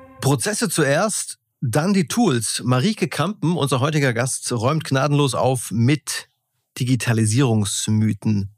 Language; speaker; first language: German; native; German